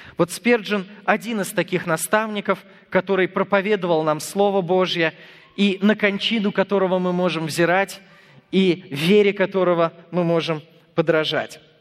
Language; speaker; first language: Russian; non-native, fluent; English